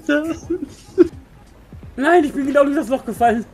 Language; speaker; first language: German; native; German